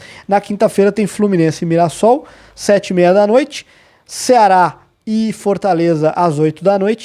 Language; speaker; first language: Portuguese; native; Portuguese